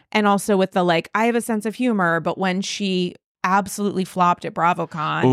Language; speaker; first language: English; native; English